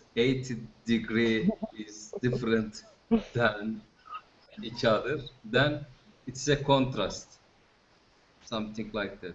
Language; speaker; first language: English; non-native, fluent; Turkish